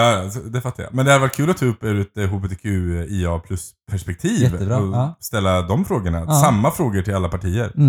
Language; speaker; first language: Swedish; native; Swedish